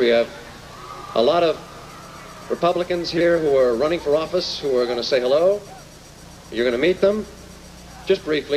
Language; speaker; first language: English; native; English